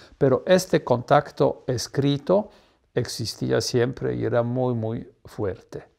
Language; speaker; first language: Spanish; non-native, fluent; Polish